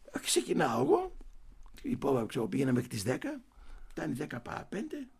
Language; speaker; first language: Greek; early bilingual, heritage; Greek